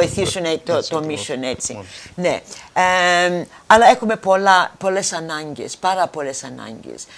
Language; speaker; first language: Greek; early bilingual, heritage; Greek